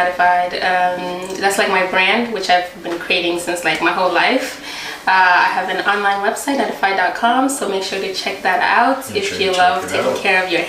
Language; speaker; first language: English; early bilingual, other home language; Rundi